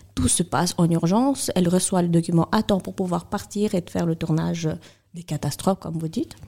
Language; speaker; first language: French; non-native, fluent; Russian